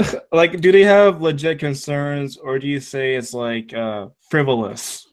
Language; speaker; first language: English; native; English